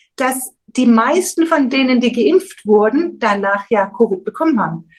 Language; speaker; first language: German; native; German